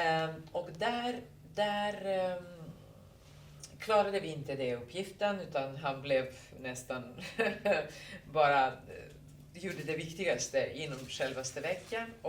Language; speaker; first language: Swedish; non-native, fluent; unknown